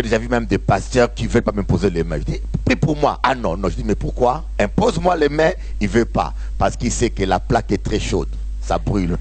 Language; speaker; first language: French; non-native, local second language; Lingala